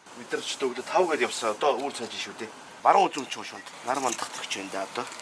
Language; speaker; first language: Mongolian; native; Mongolian